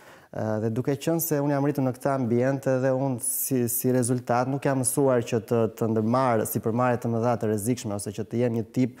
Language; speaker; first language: Albanian; native; Albanian